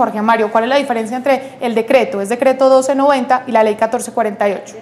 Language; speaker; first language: Spanish; native; Spanish